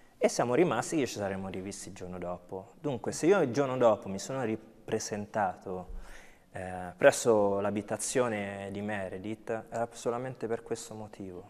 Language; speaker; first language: Italian; early bilingual, other home language; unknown